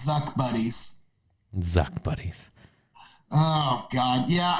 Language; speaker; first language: English; native; English